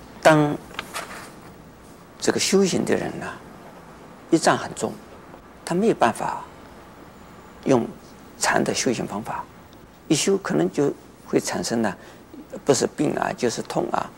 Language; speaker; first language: Chinese; native; Chinese